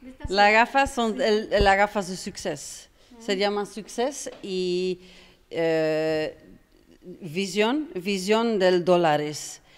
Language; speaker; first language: Spanish; non-native, learner; English